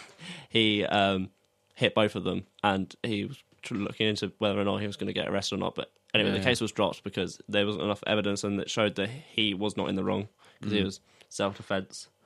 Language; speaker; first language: English; native; English